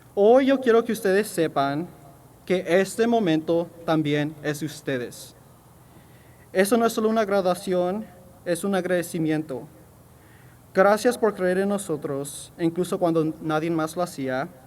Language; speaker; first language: Spanish; early bilingual, heritage; Spanish